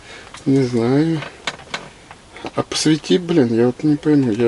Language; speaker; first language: Russian; native; Russian